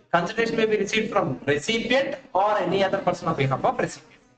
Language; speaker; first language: English; non-native, local second language; Telugu